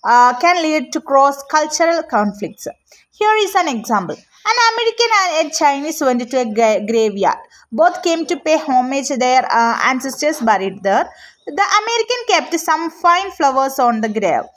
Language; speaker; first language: English; non-native, local second language; Malayalam